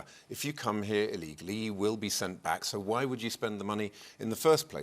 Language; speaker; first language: English; native; English